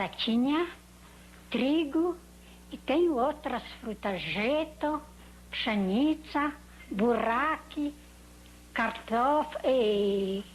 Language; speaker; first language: Portuguese; non-native, learner; Polish